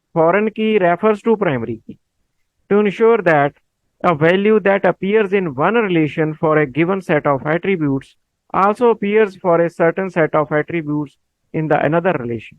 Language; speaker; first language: English; non-native, local second language; Punjabi